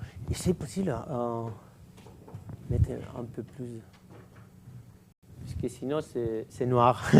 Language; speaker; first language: French; non-native, fluent; Catalan